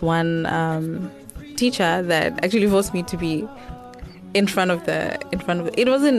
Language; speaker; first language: English; non-native, local second language; Xhosa